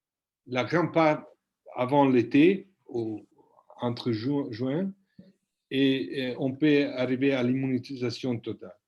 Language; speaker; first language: French; non-native, fluent; Italian